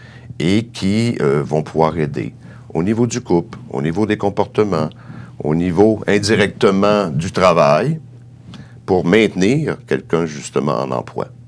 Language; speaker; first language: French; native; French